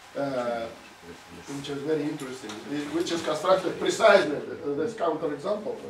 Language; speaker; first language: English; non-native, fluent; Russian